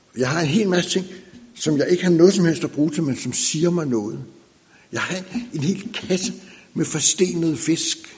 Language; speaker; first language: Danish; native; Danish